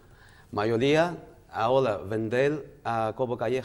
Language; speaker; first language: Spanish; non-native, learner; Chinese